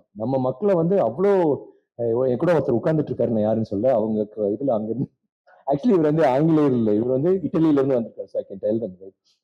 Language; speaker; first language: Tamil; native; Tamil